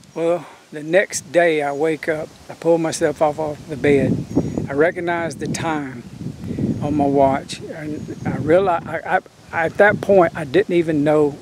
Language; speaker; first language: English; native; English